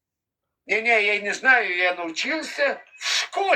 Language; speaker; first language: Russian; non-native, learner; Lithuanian